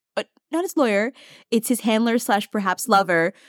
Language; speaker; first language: English; native; English